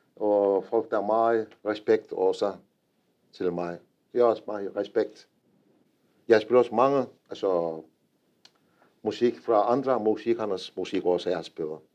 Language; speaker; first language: Danish; non-native, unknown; Turkish